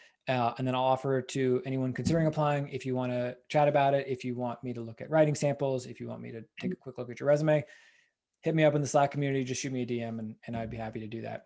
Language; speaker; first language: English; native; English